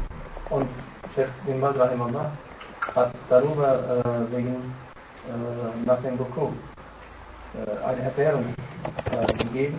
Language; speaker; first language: German; non-native, learner; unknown